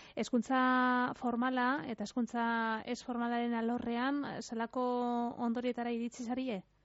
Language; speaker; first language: Basque; native; Basque